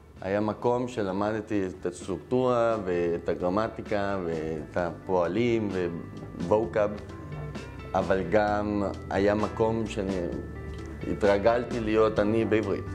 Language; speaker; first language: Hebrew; non-native, fluent; Spanish